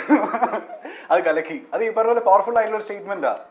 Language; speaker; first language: Malayalam; native; Malayalam